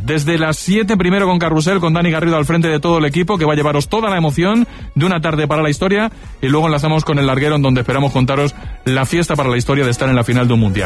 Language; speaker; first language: Spanish; native; Spanish